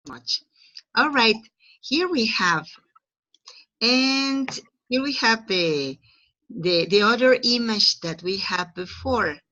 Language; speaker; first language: English; non-native, fluent; Spanish